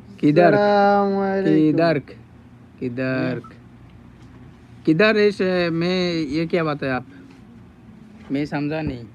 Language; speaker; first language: Hindi; non-native, learner; Bangla